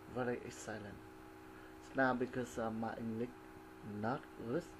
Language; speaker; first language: English; non-native, learner; Vietnamese